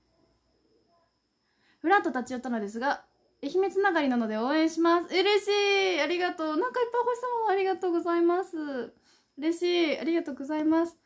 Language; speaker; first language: Japanese; native; Japanese